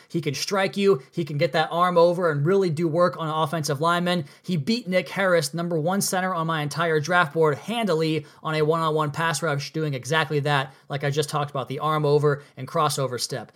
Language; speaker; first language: English; native; English